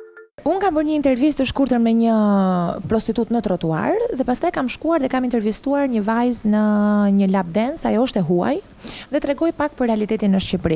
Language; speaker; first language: Albanian; native; Albanian